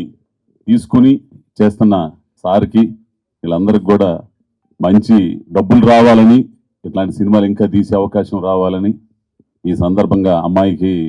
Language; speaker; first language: Telugu; native; Telugu